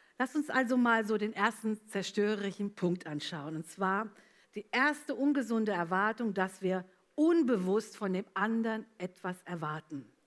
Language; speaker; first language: German; early bilingual, other home language; Italian